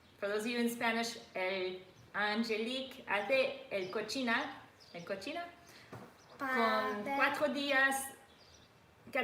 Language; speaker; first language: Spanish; non-native, learner; English